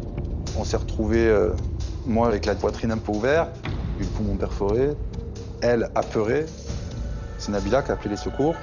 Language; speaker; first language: French; native; French